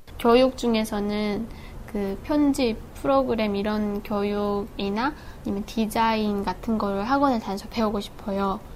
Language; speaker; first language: Korean; native; Korean